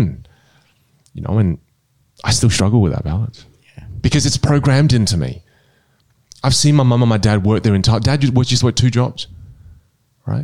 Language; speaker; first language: English; non-native, local second language; Min Nan Chinese